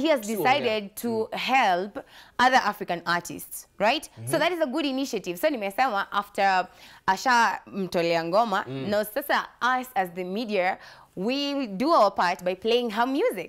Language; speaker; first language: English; non-native, local second language; Swahili